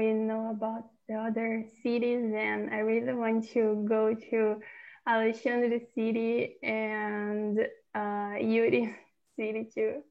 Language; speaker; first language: English; non-native, learner; Portuguese